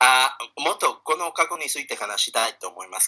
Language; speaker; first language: Japanese; non-native, learner; Spanish